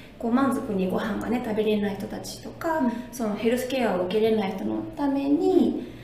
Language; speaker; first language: Japanese; native; Japanese